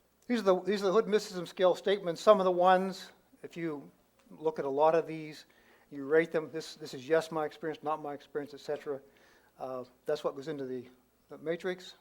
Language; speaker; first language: English; native; English